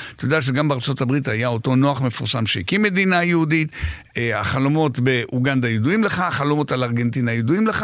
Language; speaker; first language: Hebrew; native; Hebrew